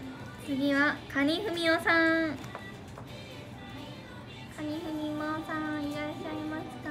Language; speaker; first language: Japanese; native; Japanese